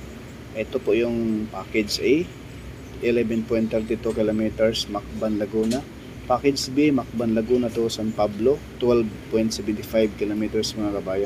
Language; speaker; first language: Filipino; native; Filipino